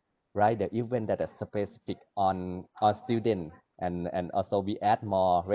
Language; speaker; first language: English; non-native, learner; Thai